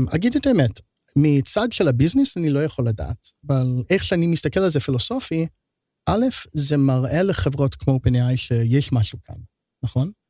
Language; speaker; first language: Hebrew; early bilingual, heritage; Hebrew